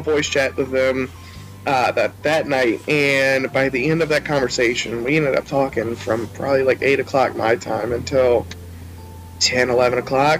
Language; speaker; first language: English; native; English